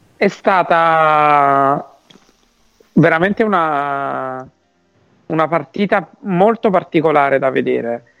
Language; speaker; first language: Italian; native; Italian